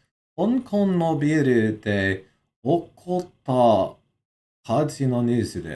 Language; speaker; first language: Japanese; non-native, learner; English